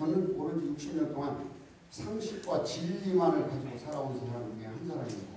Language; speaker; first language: Korean; native; Korean